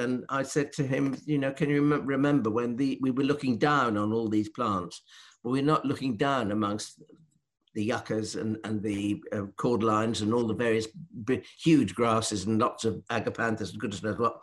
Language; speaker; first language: English; native; English